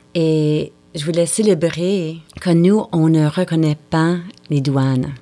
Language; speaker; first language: French; native; French